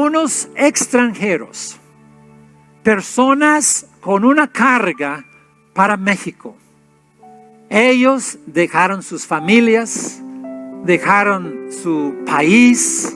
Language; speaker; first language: Spanish; non-native, fluent; English